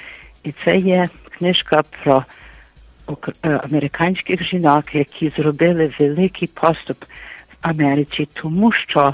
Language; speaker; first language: Ukrainian; early bilingual, heritage; Ukrainian